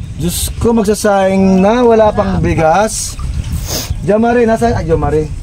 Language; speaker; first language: Filipino; non-native, local second language; Pangasinan